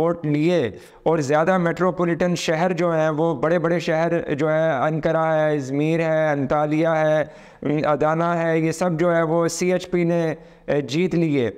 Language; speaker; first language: Urdu; native; Urdu